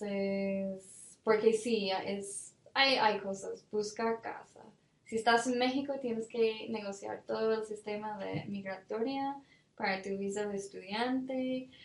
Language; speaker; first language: Spanish; non-native, fluent; English